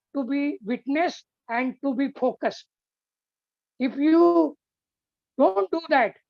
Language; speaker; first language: English; non-native, local second language; Hindi